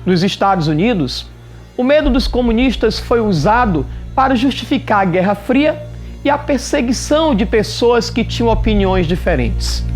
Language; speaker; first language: Portuguese; native; Portuguese